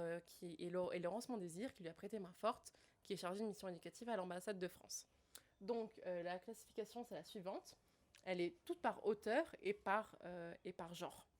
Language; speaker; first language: French; native; French